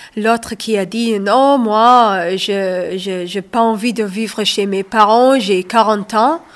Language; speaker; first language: French; non-native, learner; Somali